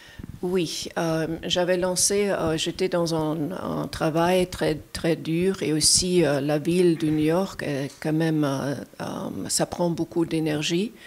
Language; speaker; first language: French; non-native, fluent; German